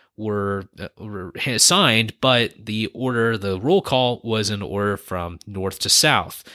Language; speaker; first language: English; native; English